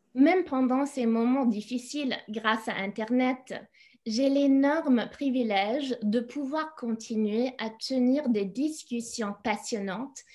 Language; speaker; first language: French; non-native, fluent; English